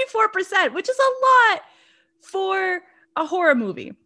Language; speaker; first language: English; non-native, fluent; Portuguese